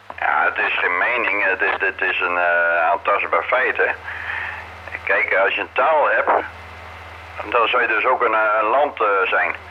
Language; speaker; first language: Dutch; native; Dutch